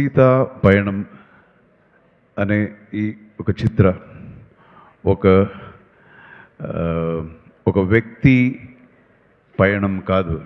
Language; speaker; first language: Telugu; non-native, local second language; Kannada